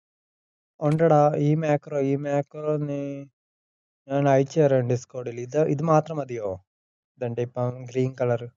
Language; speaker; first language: Malayalam; early bilingual, heritage; Malayalam